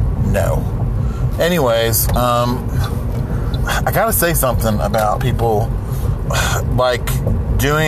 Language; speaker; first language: English; native; English